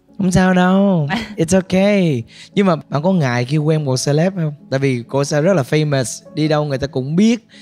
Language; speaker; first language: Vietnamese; native; Vietnamese